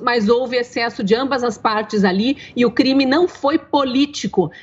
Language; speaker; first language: Portuguese; native; Portuguese